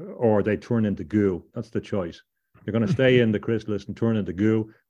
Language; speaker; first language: English; native; English